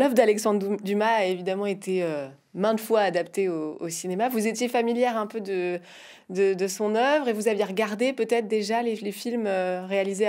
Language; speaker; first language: French; native; French